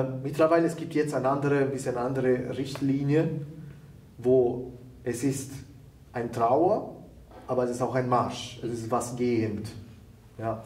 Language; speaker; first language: German; non-native, fluent; Italian